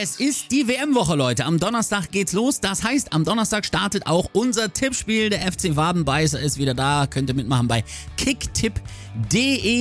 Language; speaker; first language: German; native; German